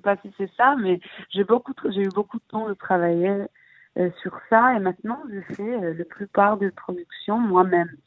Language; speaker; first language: French; early bilingual, heritage; Hebrew